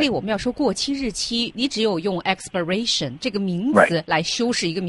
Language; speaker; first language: Chinese; native; Chinese